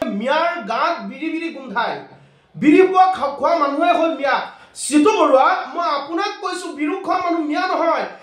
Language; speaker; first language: Assamese; non-native, local second language; Bangla